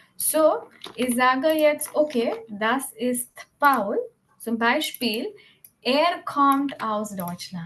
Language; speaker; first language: German; non-native, fluent; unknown